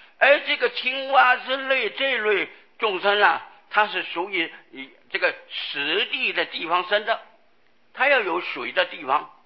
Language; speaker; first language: Chinese; non-native, local second language; Hakka Chinese